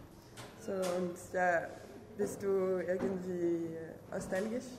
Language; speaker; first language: German; non-native, fluent; French